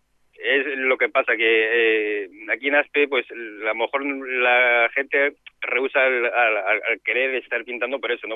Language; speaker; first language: Spanish; native; Spanish